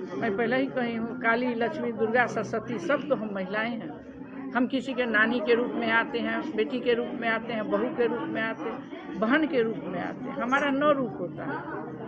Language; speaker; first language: Hindi; native; Hindi